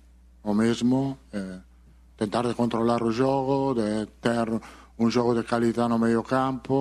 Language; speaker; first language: Portuguese; non-native, fluent; Spanish